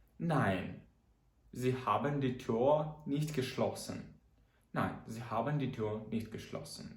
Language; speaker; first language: German; non-native, fluent; Ukrainian